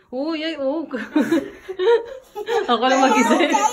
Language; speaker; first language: Dutch; non-native, fluent; Filipino